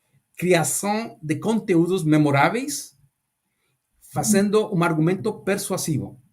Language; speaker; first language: Portuguese; non-native, learner; Spanish